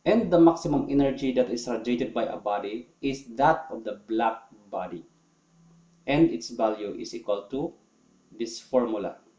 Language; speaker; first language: English; non-native, local second language; Filipino